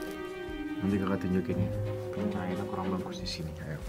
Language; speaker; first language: Indonesian; native; Indonesian